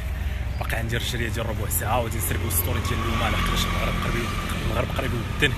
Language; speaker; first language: Arabic; native; Arabic